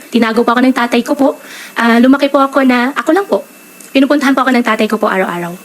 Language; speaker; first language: Filipino; native; Filipino